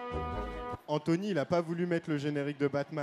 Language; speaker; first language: French; native; French